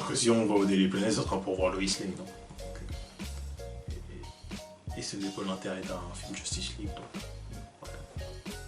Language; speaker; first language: French; native; French